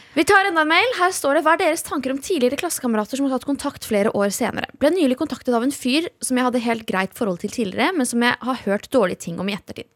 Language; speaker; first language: Norwegian; early bilingual, other home language; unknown